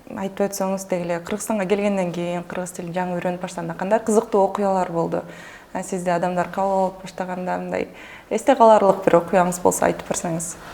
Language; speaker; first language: Kyrgyz; native; Kyrgyz